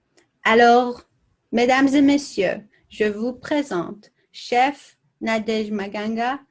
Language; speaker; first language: French; non-native, learner; English